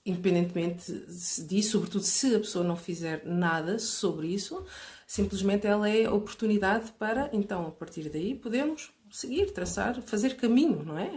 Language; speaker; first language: Portuguese; native; Portuguese